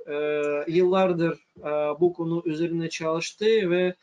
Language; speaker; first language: Turkish; non-native, fluent; Russian